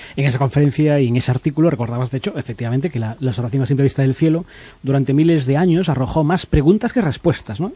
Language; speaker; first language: Spanish; native; Spanish